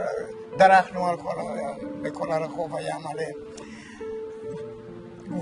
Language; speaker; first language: Hebrew; non-native, fluent; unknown